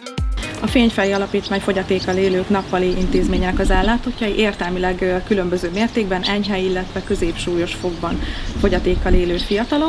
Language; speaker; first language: Hungarian; native; Hungarian